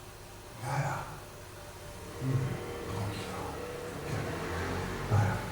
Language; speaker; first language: French; native; French